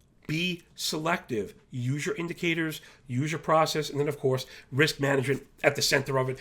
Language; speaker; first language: English; native; English